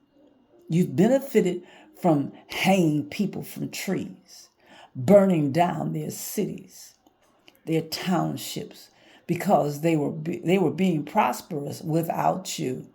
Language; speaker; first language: English; native; English